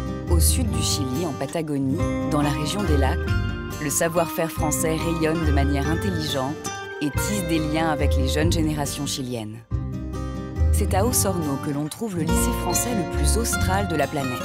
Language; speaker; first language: French; native; French